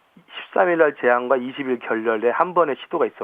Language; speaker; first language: Korean; native; Korean